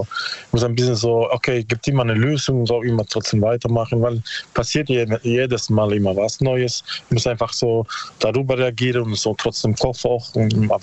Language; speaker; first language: German; non-native, learner; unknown